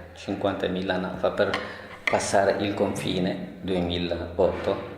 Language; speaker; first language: Italian; non-native, learner; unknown